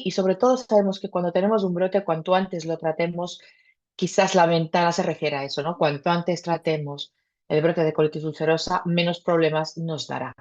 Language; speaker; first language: Spanish; native; Spanish